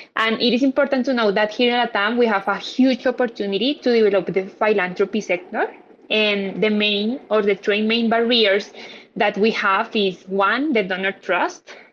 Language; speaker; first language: English; non-native, fluent; Spanish